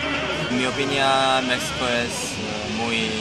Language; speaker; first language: Spanish; non-native, learner; Korean